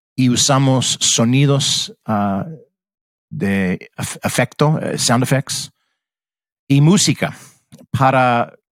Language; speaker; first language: Spanish; non-native, fluent; English